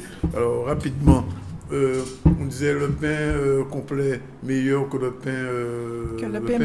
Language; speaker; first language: French; native; French